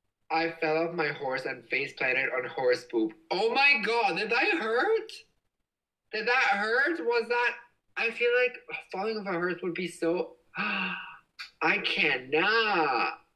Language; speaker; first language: English; native; English